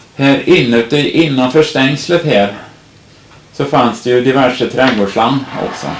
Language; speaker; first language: Swedish; native; Swedish